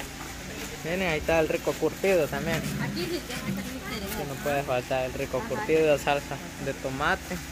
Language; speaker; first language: Spanish; native; Spanish